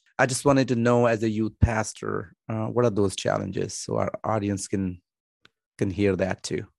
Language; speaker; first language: English; non-native, fluent; Urdu